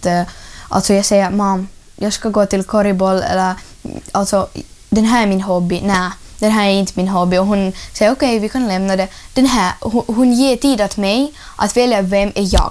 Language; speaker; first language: Swedish; non-native, learner; Ukrainian